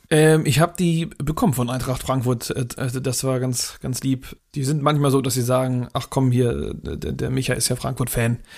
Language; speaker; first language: German; native; German